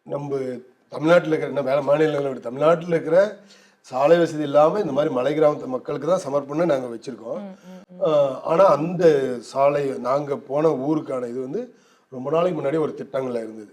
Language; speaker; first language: Tamil; native; Tamil